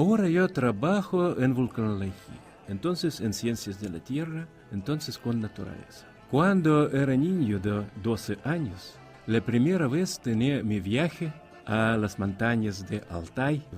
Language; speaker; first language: Spanish; non-native, fluent; Russian